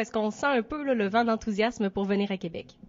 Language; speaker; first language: French; native; French